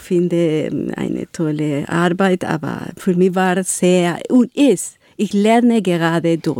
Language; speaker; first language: German; non-native, learner; Spanish